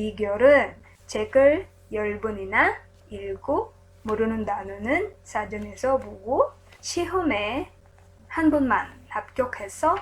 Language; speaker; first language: Korean; non-native, learner; Filipino